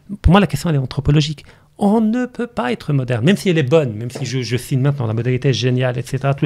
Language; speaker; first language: French; non-native, local second language; Arabic